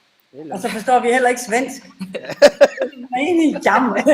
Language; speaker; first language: Danish; native; Danish